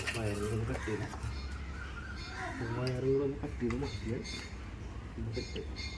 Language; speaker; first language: Malayalam; native; Malayalam